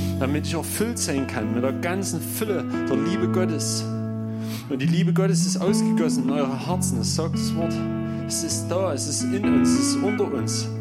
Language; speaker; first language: German; native; German